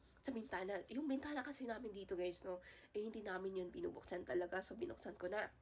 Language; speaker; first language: Filipino; native; Filipino